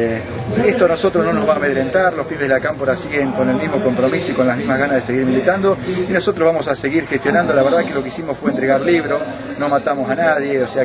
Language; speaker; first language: Spanish; native; Spanish